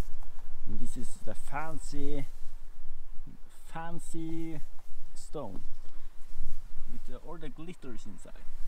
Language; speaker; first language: English; non-native, learner; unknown